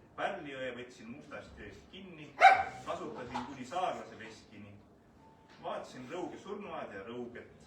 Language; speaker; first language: Estonian; native; Estonian